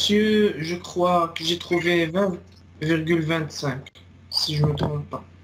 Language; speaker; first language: French; non-native, local second language; Arabic